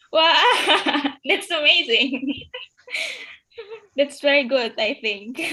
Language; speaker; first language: English; non-native, fluent; Indonesian